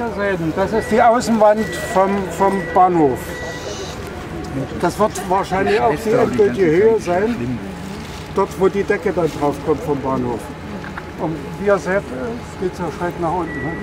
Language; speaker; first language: German; native; German